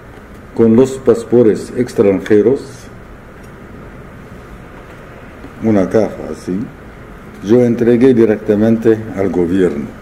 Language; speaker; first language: Spanish; non-native, fluent; Arabic